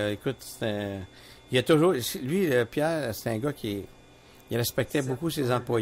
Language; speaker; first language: French; native; French